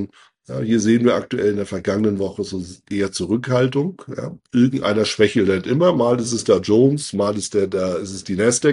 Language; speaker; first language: German; native; German